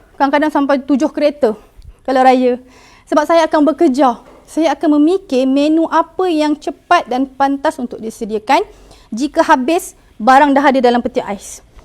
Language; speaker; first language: Malay; native; Malay